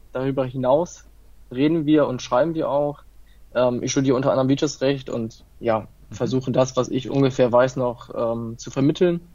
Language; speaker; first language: German; early bilingual, other home language; Italian